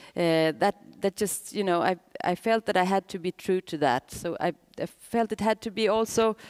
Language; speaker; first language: English; non-native, fluent; Swedish